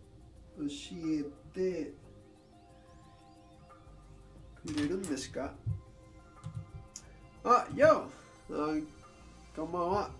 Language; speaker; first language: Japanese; non-native, learner; English